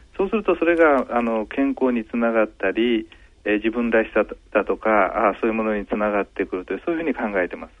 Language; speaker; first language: Japanese; native; Japanese